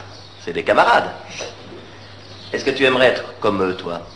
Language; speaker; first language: French; native; French